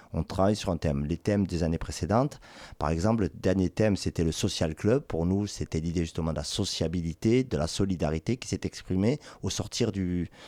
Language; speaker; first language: French; native; French